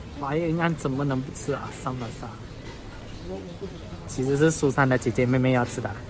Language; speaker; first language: Chinese; native; Chinese